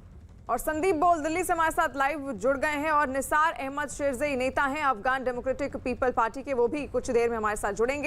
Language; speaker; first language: Hindi; native; Hindi